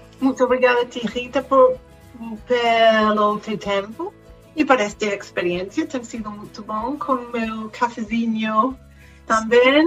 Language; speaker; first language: Portuguese; non-native, fluent; Spanish